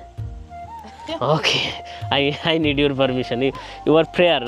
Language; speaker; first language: English; non-native, learner; Bangla